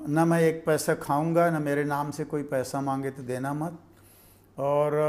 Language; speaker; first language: Hindi; native; Hindi